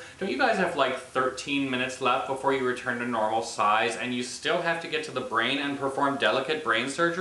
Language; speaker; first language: English; native; English